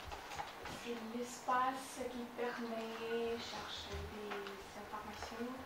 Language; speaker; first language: French; non-native, learner; Russian